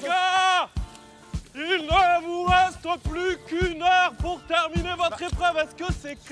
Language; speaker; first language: French; native; French